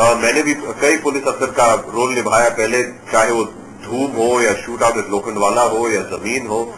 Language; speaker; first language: Hindi; native; Hindi